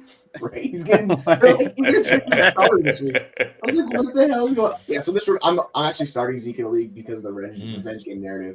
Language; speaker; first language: English; native; English